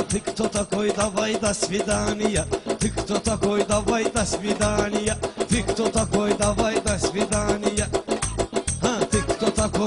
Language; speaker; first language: Russian; non-native, learner; Talysh